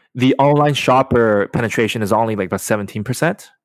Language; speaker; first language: English; early bilingual, other home language; Chinese